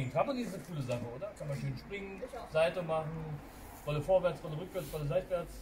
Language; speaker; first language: German; native; German